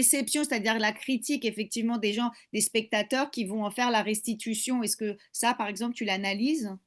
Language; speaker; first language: French; native; French